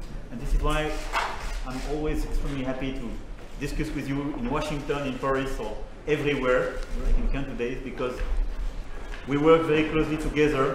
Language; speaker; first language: English; non-native, fluent; French